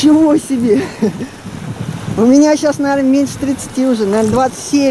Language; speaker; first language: Russian; native; Russian